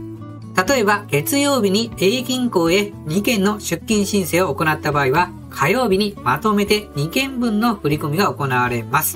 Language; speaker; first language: Japanese; native; Japanese